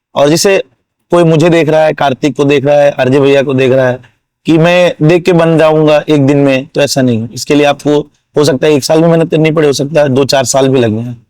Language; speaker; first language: Hindi; native; Hindi